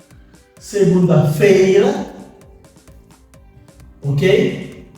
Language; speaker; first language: Portuguese; non-native, fluent; Haitian Creole